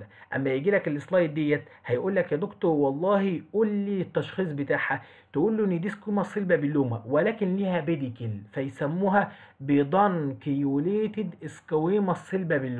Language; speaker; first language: Arabic; native; Arabic